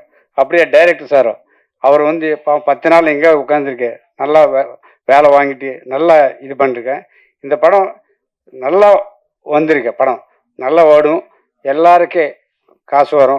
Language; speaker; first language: Tamil; non-native, learner; Telugu